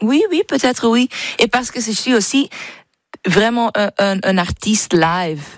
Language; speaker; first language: French; non-native, fluent; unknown